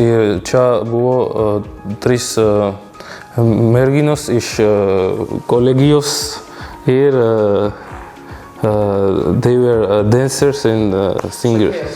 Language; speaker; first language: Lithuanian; non-native, learner; Georgian